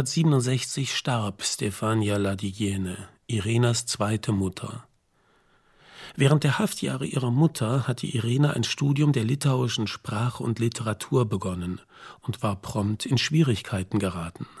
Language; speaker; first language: German; native; German